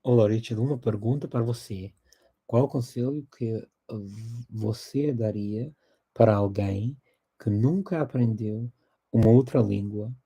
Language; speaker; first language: Portuguese; non-native, fluent; English